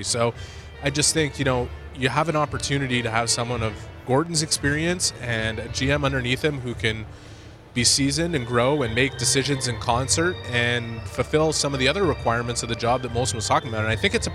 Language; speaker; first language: English; native; English